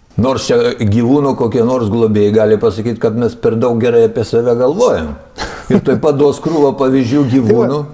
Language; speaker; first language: Lithuanian; native; Lithuanian